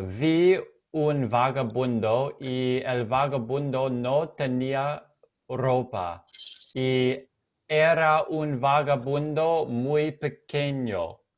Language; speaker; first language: Spanish; non-native, learner; English